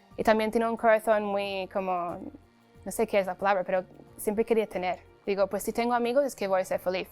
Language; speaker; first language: Spanish; non-native, fluent; English